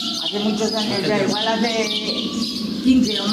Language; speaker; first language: Spanish; native; Spanish